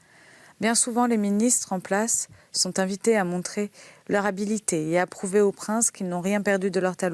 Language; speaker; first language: French; native; French